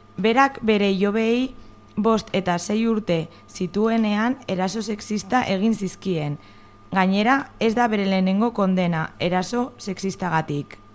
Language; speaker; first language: Basque; non-native, local second language; Spanish